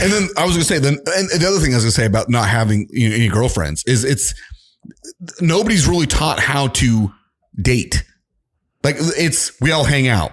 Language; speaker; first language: English; native; English